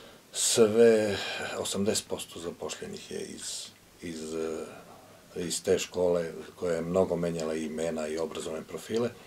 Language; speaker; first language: Croatian; native; Croatian